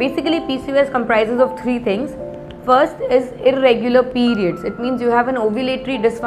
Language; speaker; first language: English; non-native, local second language; Hindi